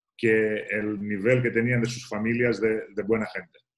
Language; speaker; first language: Spanish; non-native, fluent; Greek